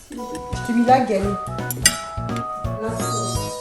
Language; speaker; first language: French; native; French